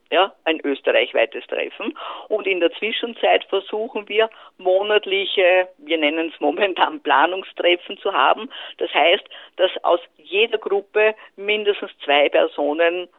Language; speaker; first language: German; native; German